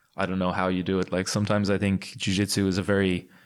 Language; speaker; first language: English; native; English